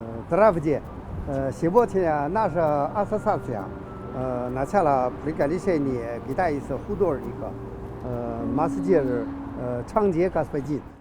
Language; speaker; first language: Russian; non-native, learner; Chinese